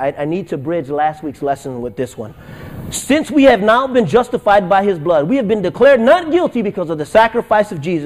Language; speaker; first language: English; native; English